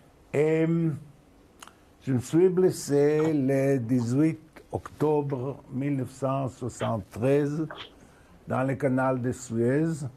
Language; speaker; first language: French; non-native, learner; Hebrew